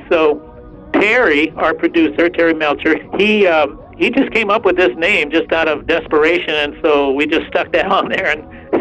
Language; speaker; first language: English; early bilingual, other home language; Spanish